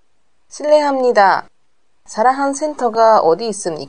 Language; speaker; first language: Korean; non-native, learner; Japanese